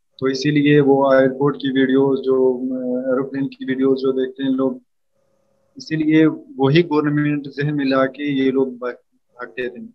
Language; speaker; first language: Hindi; non-native, fluent; Pashto